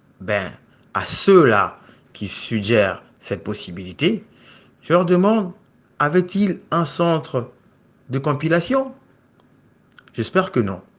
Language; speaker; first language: French; non-native, local second language; Lingala